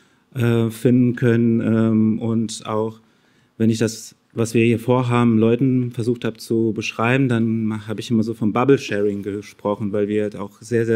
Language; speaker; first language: German; native; German